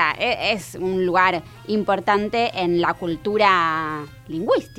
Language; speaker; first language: Spanish; native; Spanish